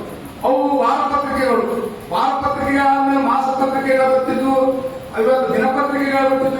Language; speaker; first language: Kannada; native; Kannada